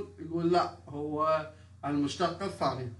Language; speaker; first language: Arabic; native; Arabic